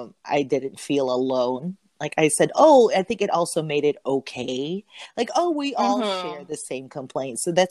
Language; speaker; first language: English; non-native, local second language; Filipino